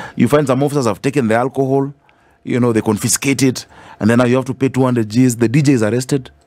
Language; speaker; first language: English; non-native, local second language; Swahili